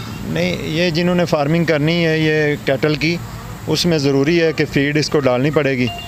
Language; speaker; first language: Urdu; non-native, local second language; Punjabi